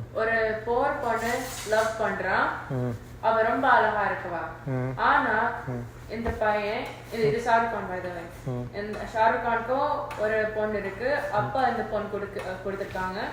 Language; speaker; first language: Tamil; early bilingual, heritage; Tamil